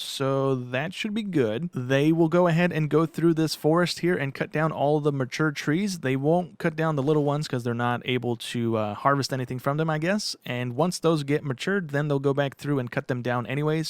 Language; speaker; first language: English; native; English